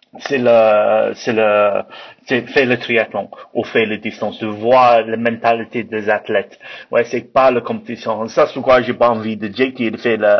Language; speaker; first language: French; non-native, learner; English